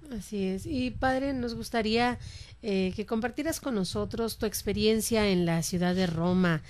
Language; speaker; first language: Spanish; native; Spanish